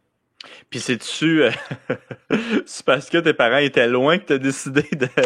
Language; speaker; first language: French; native; French